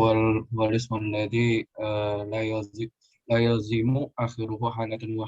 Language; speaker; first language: Arabic; non-native, learner; Indonesian